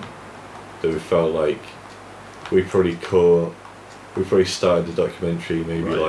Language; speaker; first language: English; native; English